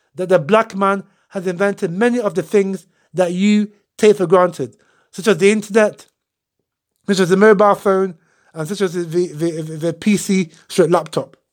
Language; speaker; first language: English; non-native, local second language; Akan